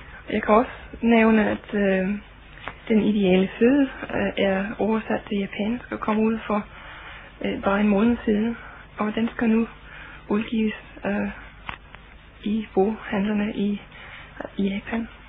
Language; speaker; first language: Danish; non-native, fluent; English